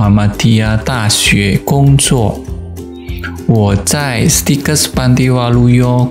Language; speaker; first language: Chinese; non-native, fluent; Indonesian